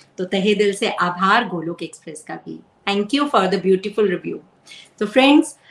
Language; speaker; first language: Hindi; native; Hindi